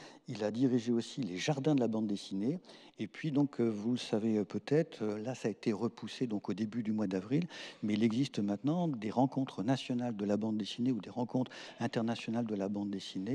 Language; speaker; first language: French; native; French